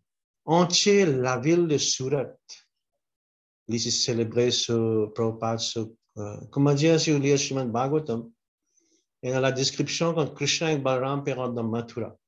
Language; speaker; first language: French; non-native, local second language; Morisyen